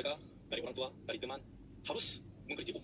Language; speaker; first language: Indonesian; non-native, learner; Korean